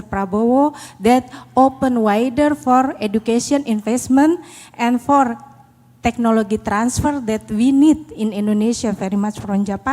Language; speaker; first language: English; non-native, learner; Indonesian